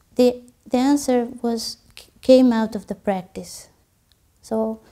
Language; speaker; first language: English; non-native, fluent; Romanian